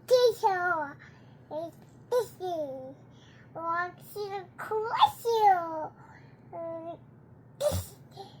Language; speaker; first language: Chinese; non-native, learner; Lao